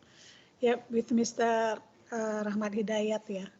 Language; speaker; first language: English; non-native, fluent; Indonesian